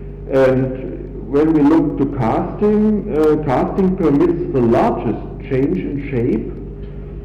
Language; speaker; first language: English; non-native, fluent; German